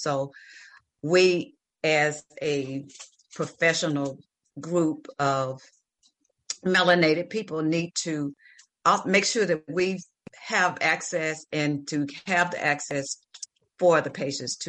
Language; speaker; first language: English; native; English